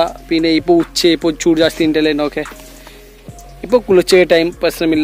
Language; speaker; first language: Malayalam; non-native, learner; Hindi